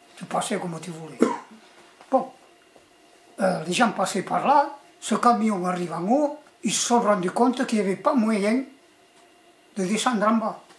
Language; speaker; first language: French; early bilingual, other home language; Catalan